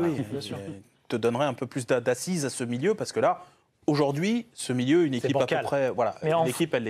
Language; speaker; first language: French; native; French